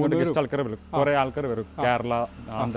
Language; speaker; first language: Malayalam; non-native, local second language; Kannada